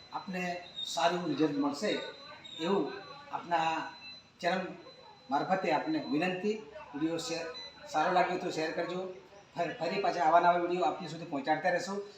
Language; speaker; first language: Gujarati; native; Gujarati